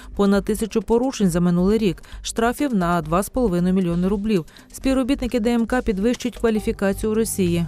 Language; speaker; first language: Ukrainian; native; Ukrainian